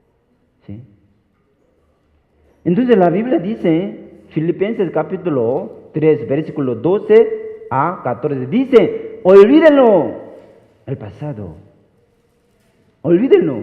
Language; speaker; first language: Spanish; non-native, fluent; Korean